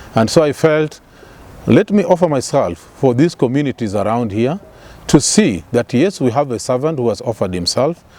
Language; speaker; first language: English; non-native, local second language; Luyia